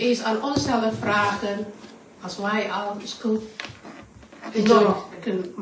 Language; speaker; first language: Dutch; non-native, learner; Indonesian